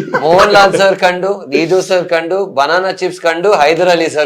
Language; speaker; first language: Malayalam; non-native, learner; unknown